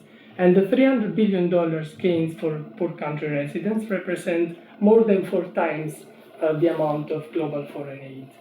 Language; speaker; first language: English; non-native, fluent; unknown